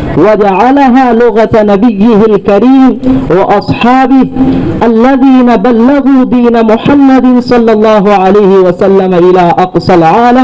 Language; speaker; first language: Arabic; non-native, fluent; Urdu